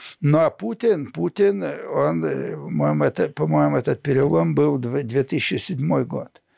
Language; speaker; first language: Russian; non-native, local second language; Lithuanian